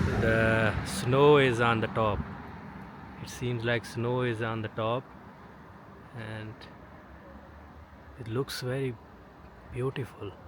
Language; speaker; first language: English; non-native, local second language; Urdu